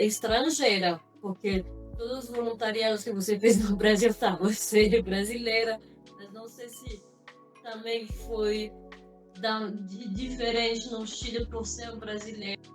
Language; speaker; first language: Portuguese; non-native, fluent; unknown